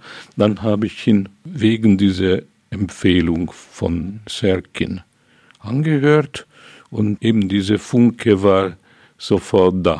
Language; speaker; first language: German; non-native, fluent; Hungarian